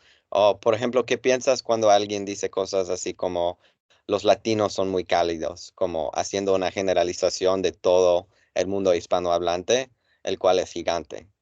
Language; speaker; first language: Spanish; non-native, fluent; English